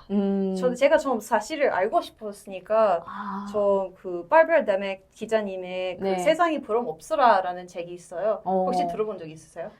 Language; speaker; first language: Korean; non-native, fluent; English